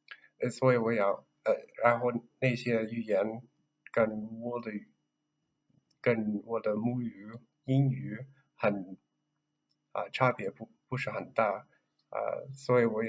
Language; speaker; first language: Chinese; non-native, learner; English